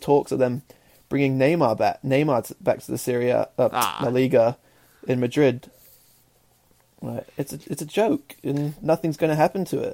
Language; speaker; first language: English; native; English